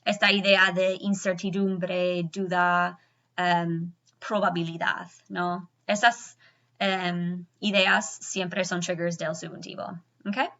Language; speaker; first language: Spanish; non-native, fluent; English